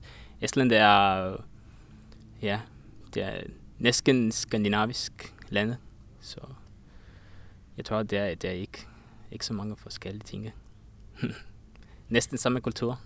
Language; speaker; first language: Danish; non-native, learner; Estonian